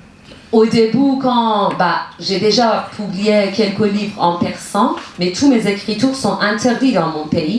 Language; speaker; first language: French; non-native, learner; Persian